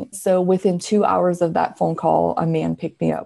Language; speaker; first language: English; native; English